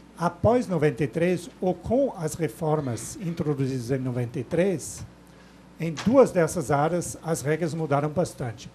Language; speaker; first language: Portuguese; non-native, fluent; German